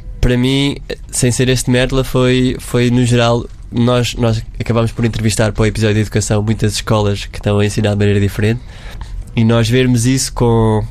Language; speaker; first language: Portuguese; native; Portuguese